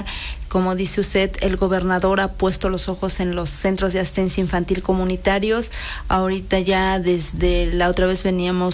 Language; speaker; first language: Spanish; native; Spanish